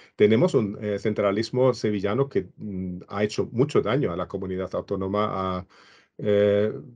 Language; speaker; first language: Spanish; non-native, fluent; German